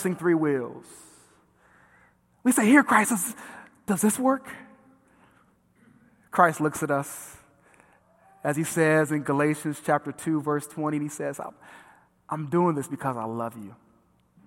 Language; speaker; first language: English; native; English